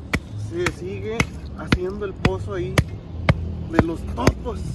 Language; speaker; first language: Spanish; native; Spanish